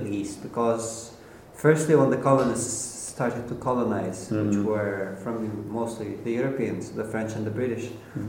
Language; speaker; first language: English; non-native, fluent; Arabic